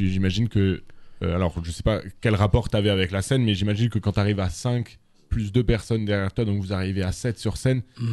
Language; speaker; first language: French; native; French